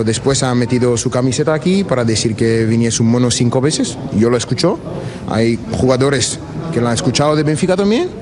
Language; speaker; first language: Spanish; non-native, fluent; French